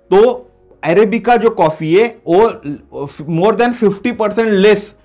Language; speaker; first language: Hindi; non-native, local second language; Marathi